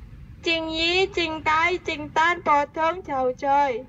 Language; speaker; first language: Cantonese; non-native, learner; Indonesian